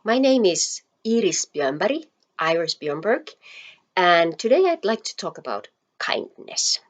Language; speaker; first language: English; non-native, fluent; Finnish